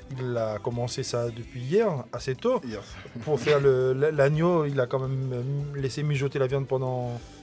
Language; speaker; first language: French; native; French